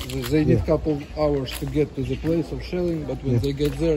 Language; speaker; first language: English; non-native, fluent; Russian